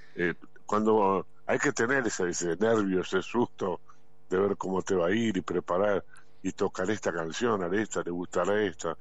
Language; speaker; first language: Spanish; native; Spanish